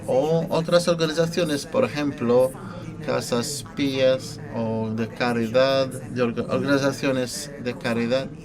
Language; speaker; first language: Spanish; non-native, fluent; Italian